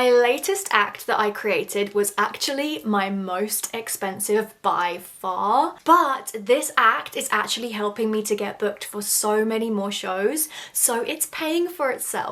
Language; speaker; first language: English; native; English